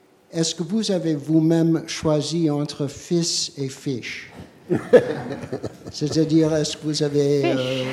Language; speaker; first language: French; non-native, fluent; English